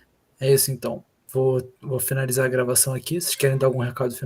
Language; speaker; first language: Portuguese; native; Portuguese